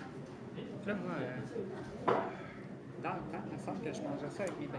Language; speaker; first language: French; native; French